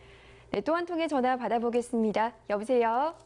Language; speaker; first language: Korean; native; Korean